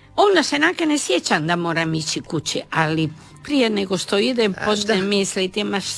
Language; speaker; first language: Bosnian; non-native, local second language; Italian